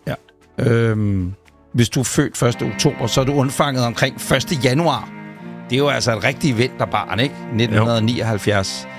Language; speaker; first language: Danish; native; Danish